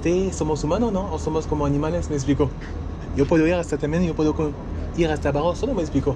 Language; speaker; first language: Spanish; non-native, fluent; French